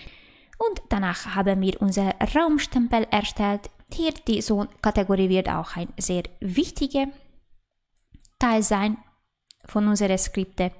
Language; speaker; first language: German; non-native, fluent; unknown